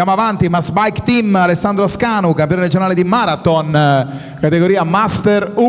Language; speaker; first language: Italian; native; Italian